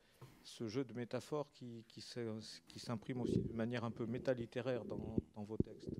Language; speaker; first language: French; native; French